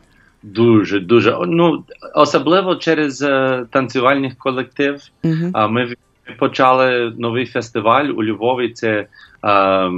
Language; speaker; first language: Ukrainian; non-native, learner; English